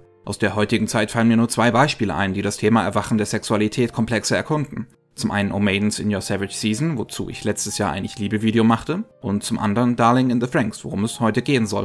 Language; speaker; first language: German; native; German